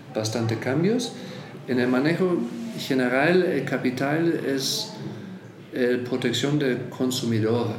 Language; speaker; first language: Spanish; non-native, fluent; German